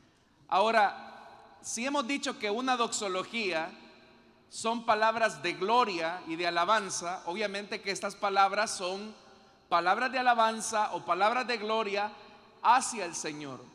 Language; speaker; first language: Spanish; native; Spanish